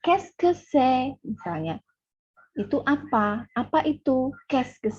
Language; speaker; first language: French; non-native, fluent; Indonesian